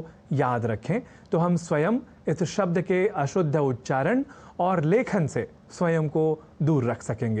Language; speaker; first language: Hindi; native; Hindi